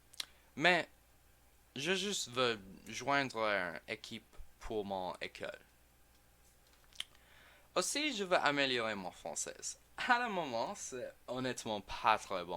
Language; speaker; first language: French; non-native, learner; English